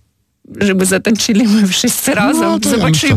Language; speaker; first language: Polish; non-native, fluent; Ukrainian